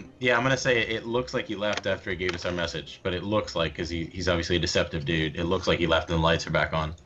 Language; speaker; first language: English; native; English